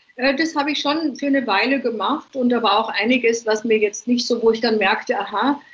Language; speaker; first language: German; native; German